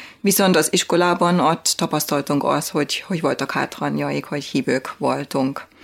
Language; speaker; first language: Hungarian; non-native, fluent; German